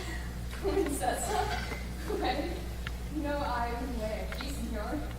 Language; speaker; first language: Spanish; non-native, learner; English